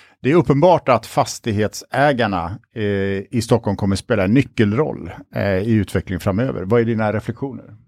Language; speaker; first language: Swedish; native; Swedish